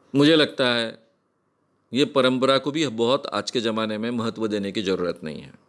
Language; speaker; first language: Hindi; non-native, local second language; Marathi